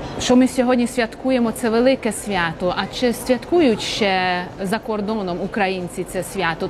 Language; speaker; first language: Ukrainian; non-native, fluent; Hungarian